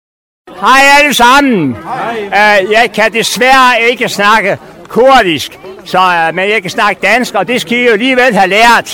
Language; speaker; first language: Danish; native; Danish